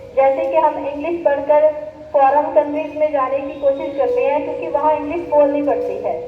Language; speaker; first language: Hindi; non-native, local second language; Punjabi